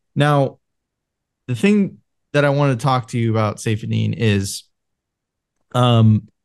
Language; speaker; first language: English; non-native, fluent; Spanish